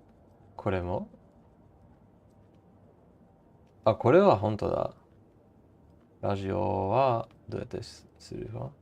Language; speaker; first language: Japanese; non-native, learner; English